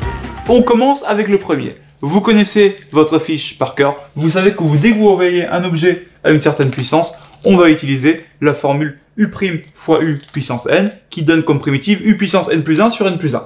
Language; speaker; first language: French; native; French